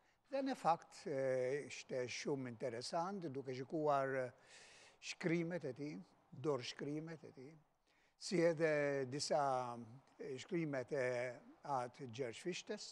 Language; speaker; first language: Albanian; non-native, fluent; Maltese